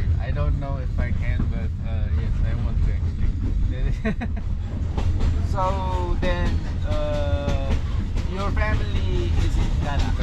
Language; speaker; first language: English; non-native, learner; Korean